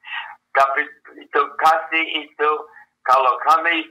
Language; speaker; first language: Indonesian; non-native, fluent; English